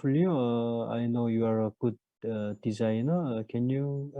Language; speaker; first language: English; non-native, fluent; Korean